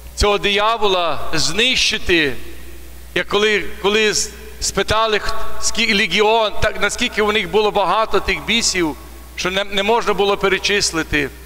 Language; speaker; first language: Ukrainian; native; Ukrainian